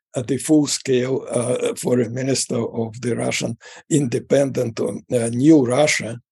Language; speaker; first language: English; non-native, fluent; Russian